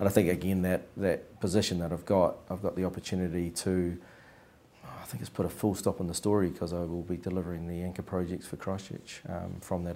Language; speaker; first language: English; native; English